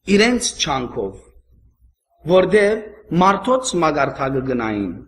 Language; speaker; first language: Armenian; early bilingual, heritage; Armenian